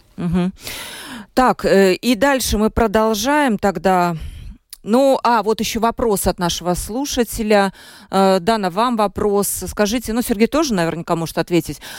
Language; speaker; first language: Russian; native; Russian